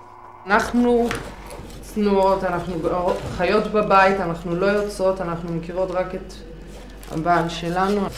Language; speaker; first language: Hebrew; non-native, local second language; Yiddish